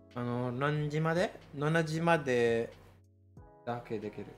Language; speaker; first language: Japanese; non-native, fluent; English